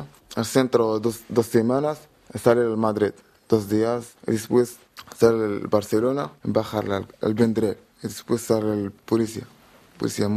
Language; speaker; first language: Spanish; non-native, learner; Arabic